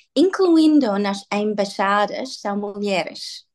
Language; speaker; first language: Portuguese; non-native, fluent; English